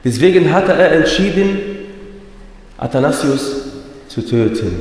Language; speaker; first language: German; non-native, fluent; Arabic